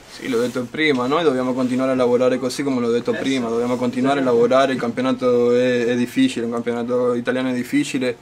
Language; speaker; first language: Italian; non-native, fluent; Spanish